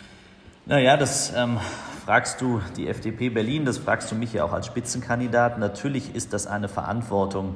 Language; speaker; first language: German; native; German